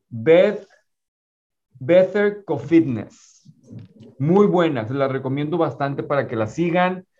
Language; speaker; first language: Spanish; native; Spanish